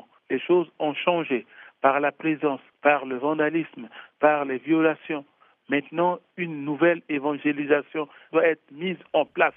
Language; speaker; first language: French; non-native, local second language; Sango